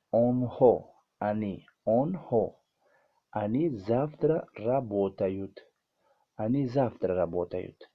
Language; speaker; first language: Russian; non-native, learner; Tajik